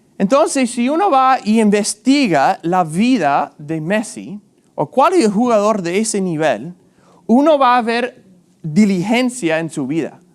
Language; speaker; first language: Spanish; non-native, fluent; English